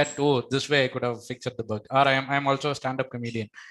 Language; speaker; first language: English; non-native, local second language; Tamil